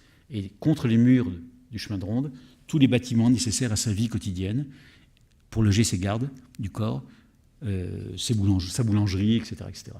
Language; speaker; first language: French; native; French